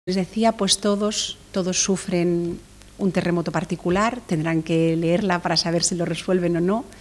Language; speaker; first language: Spanish; native; Spanish